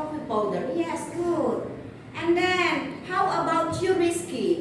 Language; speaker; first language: English; non-native, learner; Indonesian